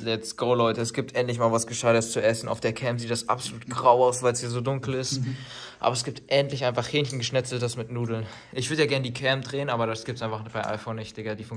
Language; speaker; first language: German; native; German